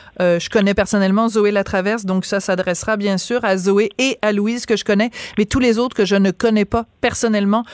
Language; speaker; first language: French; native; French